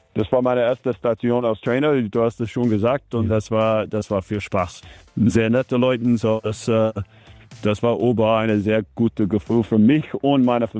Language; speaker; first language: German; non-native, fluent; English